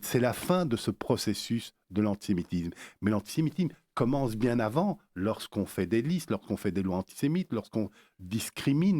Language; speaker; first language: French; native; French